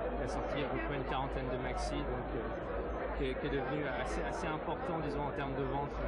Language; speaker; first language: French; native; French